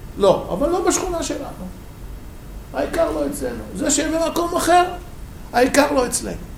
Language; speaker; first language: Hebrew; non-native, fluent; English